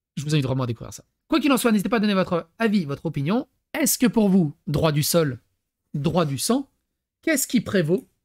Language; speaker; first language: French; early bilingual, other home language; Serbian